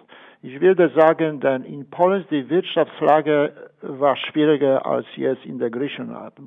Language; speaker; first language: German; non-native, fluent; Polish